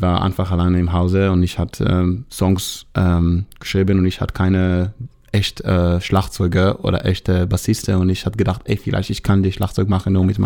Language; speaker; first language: German; non-native, learner; Hebrew